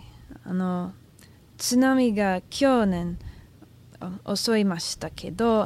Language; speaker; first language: Japanese; non-native, learner; English